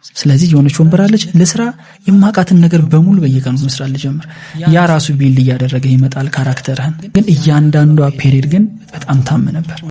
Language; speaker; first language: Amharic; native; Amharic